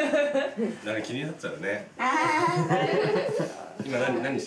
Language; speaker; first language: Japanese; native; Japanese